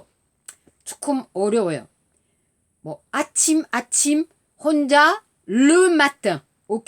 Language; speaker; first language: Korean; non-native, learner; French